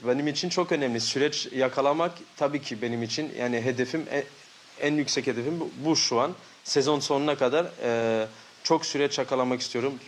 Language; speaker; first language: Turkish; early bilingual, heritage; Turkish